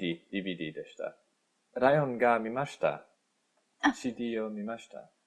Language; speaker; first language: Japanese; non-native, learner; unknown